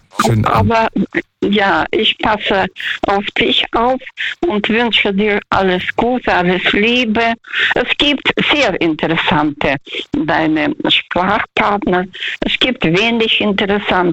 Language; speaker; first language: German; non-native, fluent; Russian